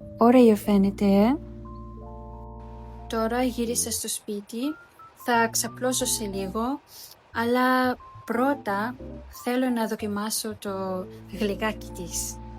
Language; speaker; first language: Greek; non-native, learner; Filipino